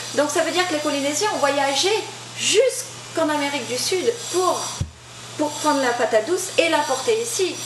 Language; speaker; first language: French; native; French